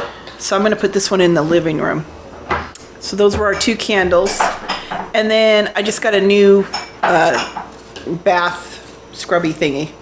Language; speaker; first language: English; native; English